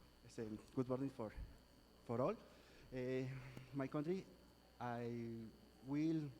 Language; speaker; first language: English; non-native, learner; Spanish